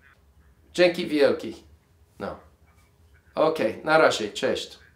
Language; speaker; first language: Polish; non-native, learner; English